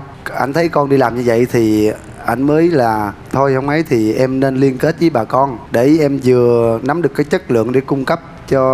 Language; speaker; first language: Vietnamese; native; Vietnamese